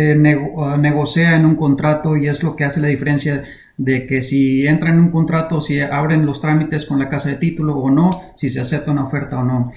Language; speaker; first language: Spanish; early bilingual, heritage; Spanish